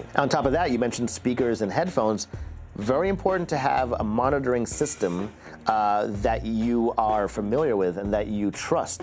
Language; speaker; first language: English; native; English